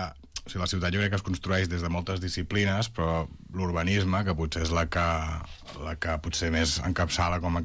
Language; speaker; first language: Catalan; native; Catalan